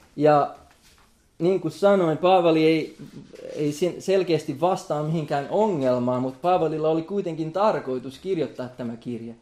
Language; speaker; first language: Finnish; non-native, local second language; Swedish